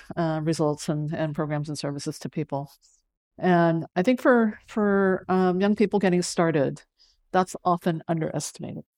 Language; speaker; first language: English; early bilingual, other home language; Cantonese